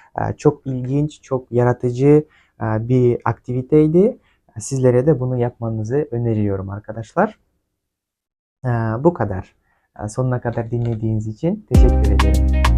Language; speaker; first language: Turkish; non-native, fluent; Kyrgyz